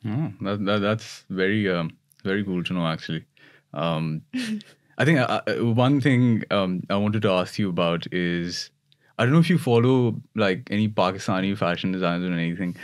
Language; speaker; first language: English; non-native, local second language; Urdu